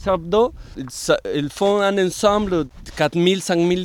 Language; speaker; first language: French; non-native, fluent; Spanish